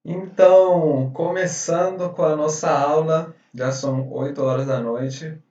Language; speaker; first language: Portuguese; non-native, fluent; Spanish